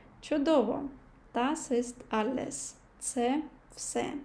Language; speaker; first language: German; non-native, fluent; Ukrainian